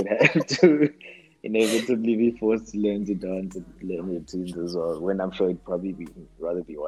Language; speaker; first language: English; non-native, local second language; Xhosa